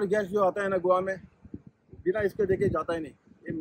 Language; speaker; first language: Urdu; non-native, local second language; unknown